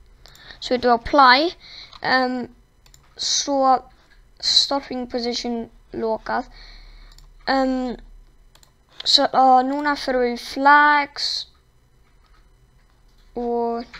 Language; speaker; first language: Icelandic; non-native, learner; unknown